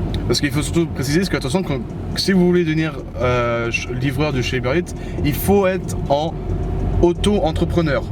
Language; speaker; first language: French; native; French